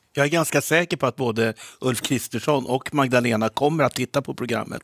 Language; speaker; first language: Swedish; native; Swedish